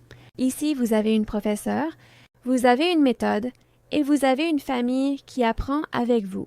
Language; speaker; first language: French; non-native, fluent; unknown